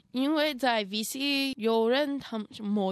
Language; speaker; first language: Chinese; non-native, learner; Russian